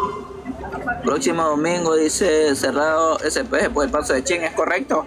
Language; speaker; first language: Spanish; native; Spanish